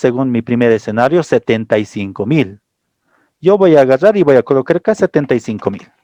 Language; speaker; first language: Spanish; native; Spanish